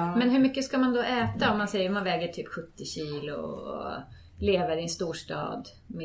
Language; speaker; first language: Swedish; native; Swedish